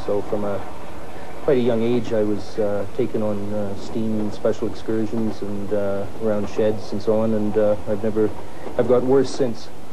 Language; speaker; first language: English; native; English